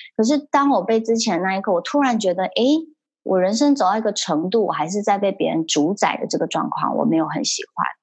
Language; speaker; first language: Chinese; early bilingual, heritage; Chinese